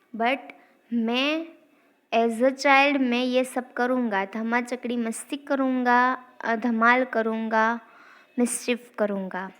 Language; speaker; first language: Hindi; non-native, local second language; Gujarati